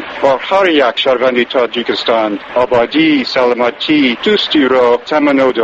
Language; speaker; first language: Persian; non-native, learner; English